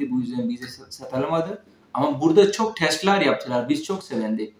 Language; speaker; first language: Turkish; non-native, fluent; Urdu